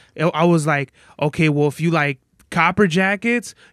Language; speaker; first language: English; native; English